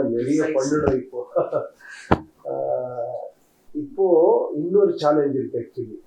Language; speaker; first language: Tamil; non-native, learner; Kannada